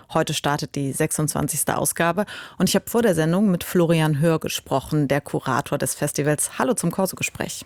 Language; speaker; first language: German; native; German